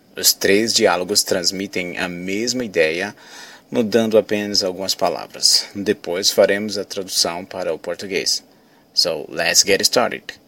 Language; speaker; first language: Portuguese; native; Portuguese